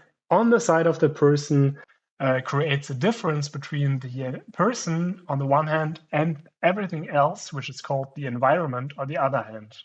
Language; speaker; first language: English; non-native, fluent; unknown